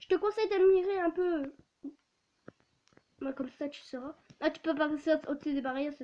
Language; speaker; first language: French; native; French